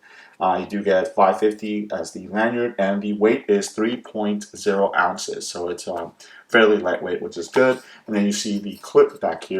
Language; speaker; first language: English; native; English